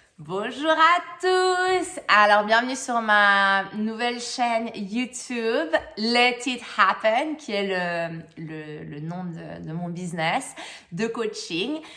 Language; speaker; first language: French; native; French